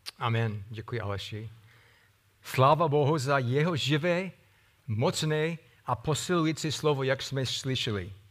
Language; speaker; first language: Czech; non-native, fluent; English